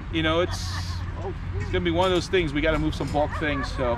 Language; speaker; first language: English; native; English